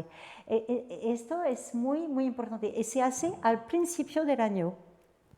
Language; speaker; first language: Spanish; non-native, fluent; French